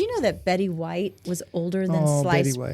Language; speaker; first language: English; native; English